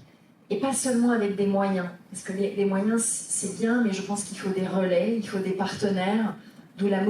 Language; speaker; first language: French; native; French